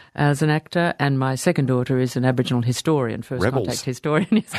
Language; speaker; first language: English; native; English